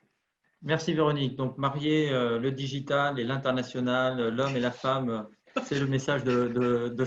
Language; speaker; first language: French; native; French